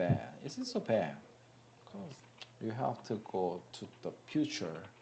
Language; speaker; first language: English; non-native, learner; Korean